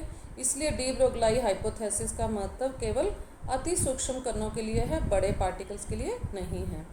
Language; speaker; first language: Hindi; native; Hindi